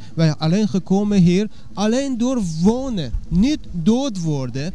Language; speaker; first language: Dutch; non-native, learner; Persian